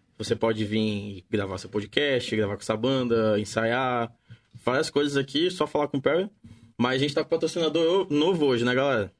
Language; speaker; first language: Portuguese; native; Portuguese